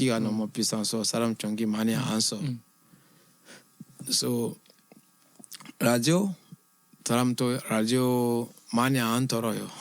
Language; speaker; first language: Korean; non-native, learner; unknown